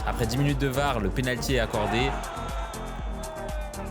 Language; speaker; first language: French; native; French